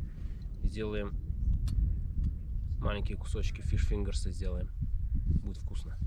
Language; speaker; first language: Russian; native; Russian